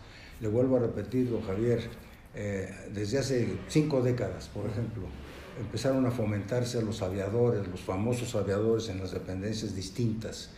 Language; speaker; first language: Spanish; native; Spanish